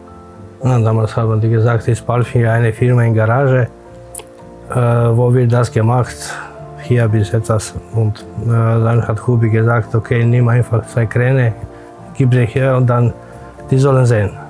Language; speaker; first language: German; non-native, fluent; Croatian